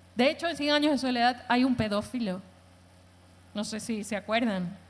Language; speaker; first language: Spanish; native; Spanish